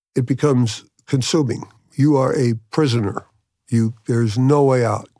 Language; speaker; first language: English; native; English